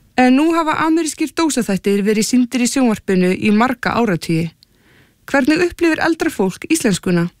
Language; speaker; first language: Icelandic; native; Icelandic